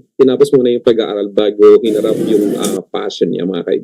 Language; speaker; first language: Filipino; native; Filipino